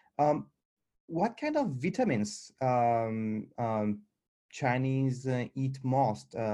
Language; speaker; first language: English; non-native, fluent; French